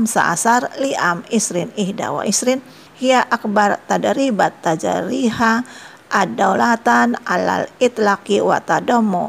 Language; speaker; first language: Arabic; non-native, fluent; Indonesian